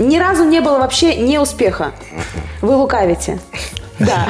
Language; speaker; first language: Russian; native; Russian